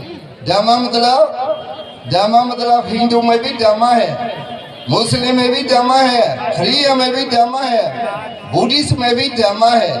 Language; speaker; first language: Hindi; non-native, learner; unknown